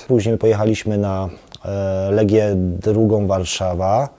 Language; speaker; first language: Polish; non-native, fluent; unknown